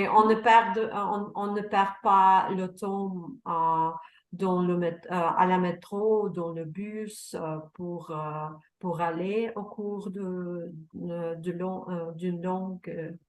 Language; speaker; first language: French; non-native, learner; Russian